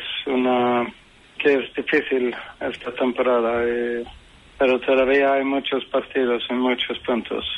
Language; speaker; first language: Spanish; non-native, fluent; Swedish